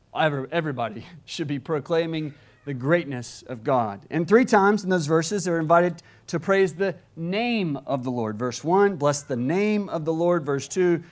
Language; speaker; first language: English; native; English